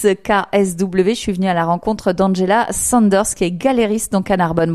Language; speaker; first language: French; native; French